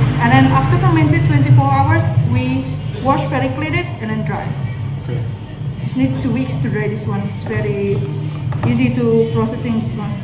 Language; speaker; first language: English; non-native, learner; Indonesian